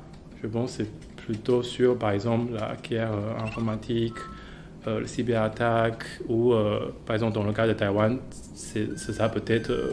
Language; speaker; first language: French; non-native, fluent; Chinese